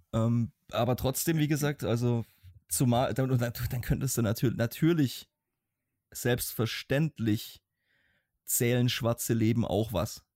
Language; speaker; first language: German; native; German